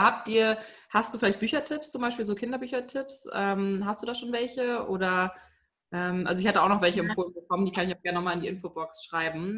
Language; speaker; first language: German; early bilingual, heritage; German